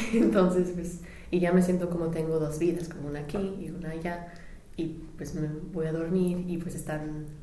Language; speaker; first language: Spanish; non-native, fluent; English